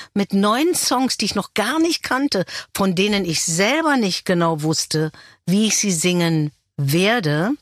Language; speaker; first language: German; native; German